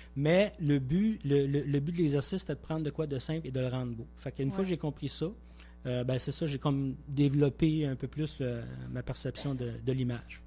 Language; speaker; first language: French; native; French